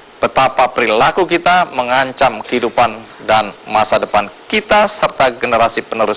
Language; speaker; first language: Indonesian; native; Indonesian